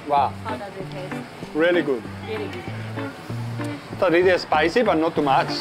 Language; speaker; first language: English; non-native, learner; Spanish